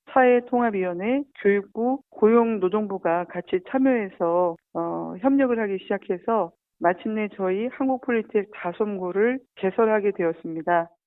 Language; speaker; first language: Korean; native; Korean